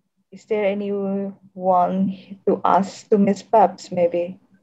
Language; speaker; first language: English; non-native, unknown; Indonesian